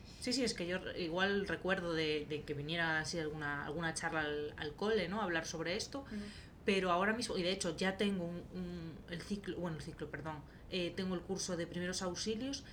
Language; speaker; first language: Spanish; native; Spanish